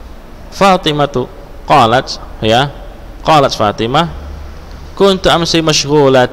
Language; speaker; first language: Arabic; non-native, fluent; Indonesian